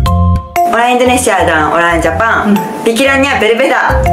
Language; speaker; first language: Indonesian; non-native, learner; Japanese